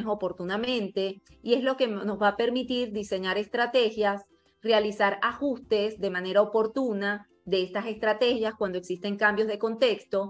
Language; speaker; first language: Spanish; native; Spanish